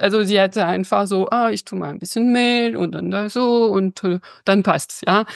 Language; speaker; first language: German; non-native, fluent; French